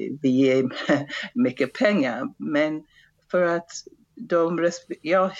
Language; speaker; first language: Swedish; non-native, fluent; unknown